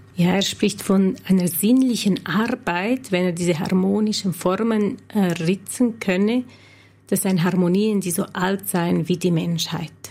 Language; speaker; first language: German; non-native, local second language; Romansh